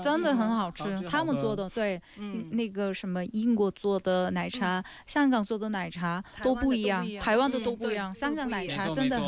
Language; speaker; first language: Chinese; non-native, fluent; Korean